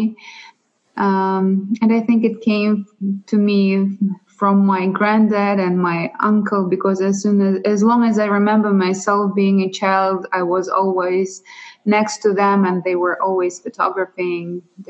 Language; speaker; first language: English; non-native, fluent; Russian